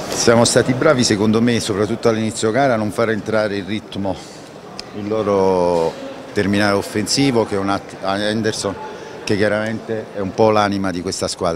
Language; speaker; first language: Italian; native; Italian